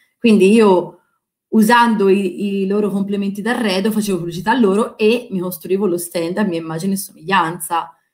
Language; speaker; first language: Italian; native; Italian